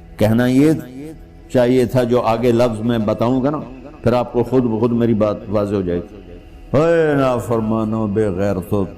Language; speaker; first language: Urdu; non-native, local second language; Punjabi